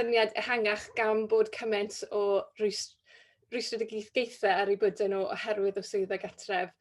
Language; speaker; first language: Welsh; native; Welsh